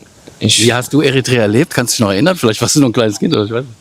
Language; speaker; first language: German; native; German